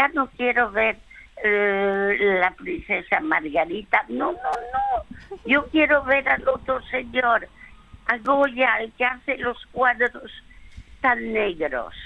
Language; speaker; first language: Spanish; early bilingual, other home language; French